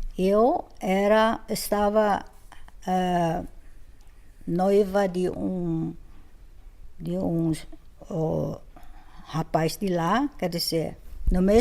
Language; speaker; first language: Portuguese; non-native, fluent; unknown